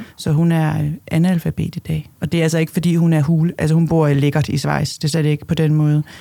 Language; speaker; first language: Danish; early bilingual, other home language; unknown